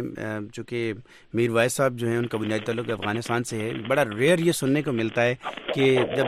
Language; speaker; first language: Urdu; native; Urdu